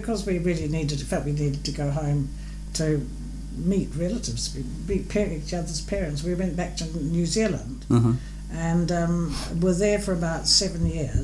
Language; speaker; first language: English; native; English